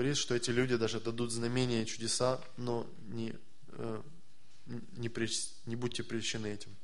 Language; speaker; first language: Russian; native; Russian